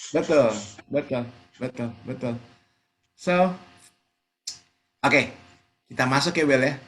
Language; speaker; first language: Indonesian; native; Indonesian